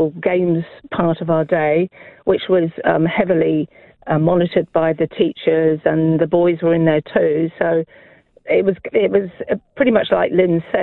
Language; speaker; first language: English; native; English